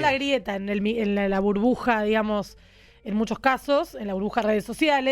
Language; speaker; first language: Spanish; native; Spanish